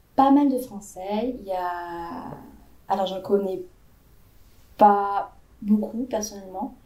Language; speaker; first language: French; native; French